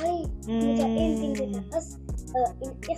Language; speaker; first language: Dutch; early bilingual, other home language; French